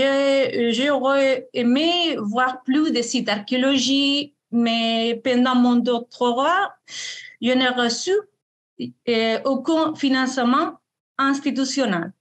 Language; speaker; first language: French; non-native, fluent; Spanish